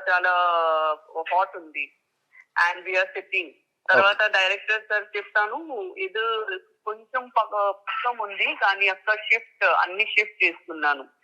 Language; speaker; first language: Telugu; non-native, learner; Gujarati